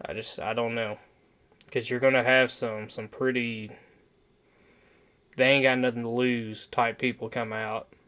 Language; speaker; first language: English; native; English